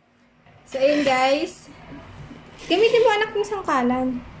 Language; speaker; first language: Filipino; native; Filipino